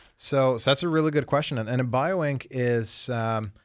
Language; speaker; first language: English; early bilingual, other home language; Swedish